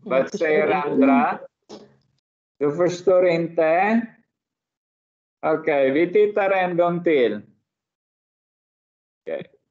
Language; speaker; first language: Swedish; non-native, fluent; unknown